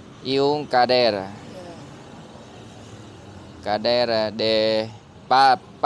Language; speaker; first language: Portuguese; non-native, learner; Vietnamese